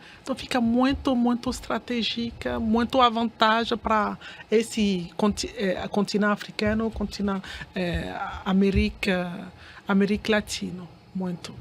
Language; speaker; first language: Portuguese; non-native, learner; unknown